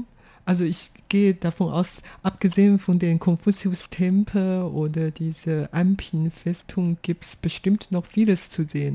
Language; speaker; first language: German; non-native, fluent; Chinese